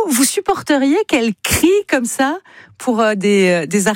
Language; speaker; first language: French; native; French